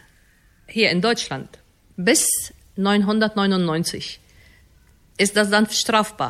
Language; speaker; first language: German; non-native, fluent; Arabic